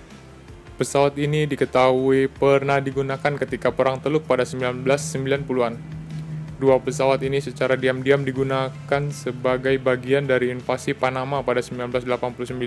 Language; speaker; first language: Indonesian; native; Indonesian